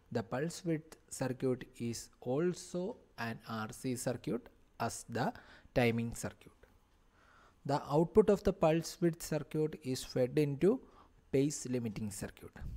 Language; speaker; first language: English; non-native, local second language; Malayalam